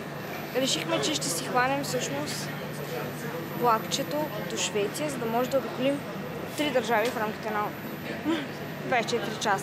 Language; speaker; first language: Bulgarian; native; Bulgarian